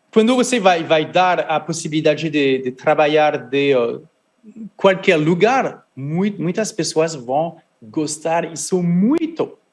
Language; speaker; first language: Portuguese; non-native, learner; French